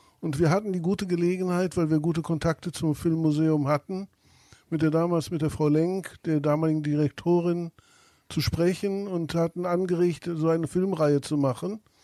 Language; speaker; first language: German; native; German